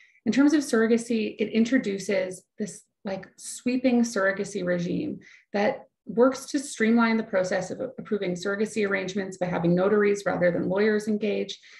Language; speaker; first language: English; native; English